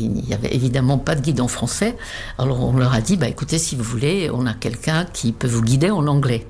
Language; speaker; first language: French; non-native, fluent; Czech